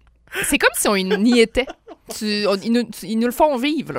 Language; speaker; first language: French; native; French